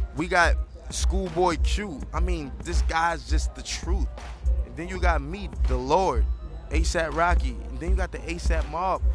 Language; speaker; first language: English; native; English